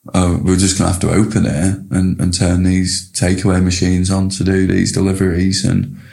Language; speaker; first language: English; native; English